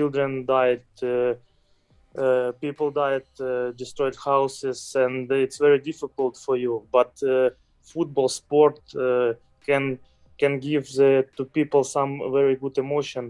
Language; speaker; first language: English; non-native, fluent; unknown